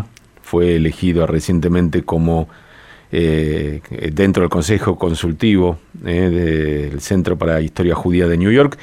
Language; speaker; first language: Spanish; native; Spanish